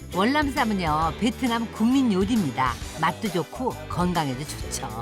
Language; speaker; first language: Korean; native; Korean